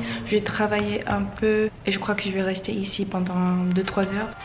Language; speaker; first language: French; non-native, fluent; English